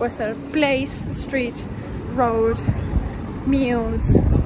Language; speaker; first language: English; non-native, fluent; Spanish